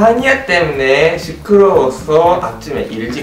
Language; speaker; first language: Korean; non-native, fluent; Japanese